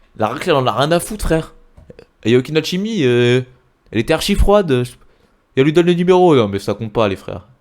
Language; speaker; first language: French; native; French